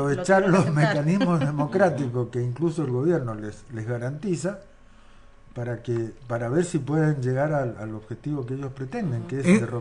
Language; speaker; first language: Spanish; native; Spanish